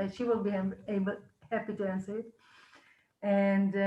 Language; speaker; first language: English; non-native, fluent; Hebrew